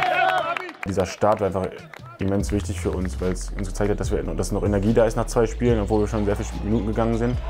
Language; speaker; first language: German; native; German